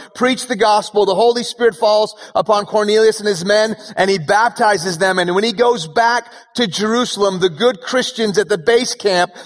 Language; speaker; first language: English; early bilingual, other home language; Persian